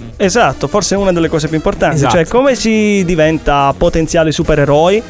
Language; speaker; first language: Italian; native; Italian